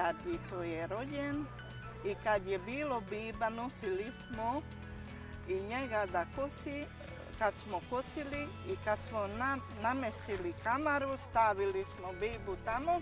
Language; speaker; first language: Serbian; non-native, local second language; Hungarian